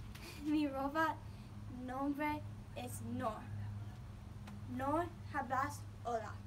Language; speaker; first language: Spanish; non-native, learner; English